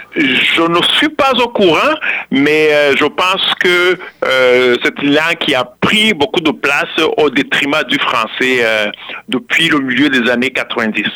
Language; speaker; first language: French; non-native, local second language; Kinyarwanda